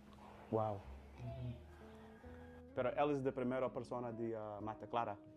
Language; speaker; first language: Spanish; non-native, learner; English